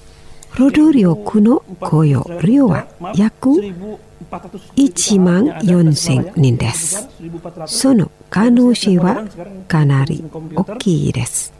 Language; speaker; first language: Japanese; non-native, fluent; Indonesian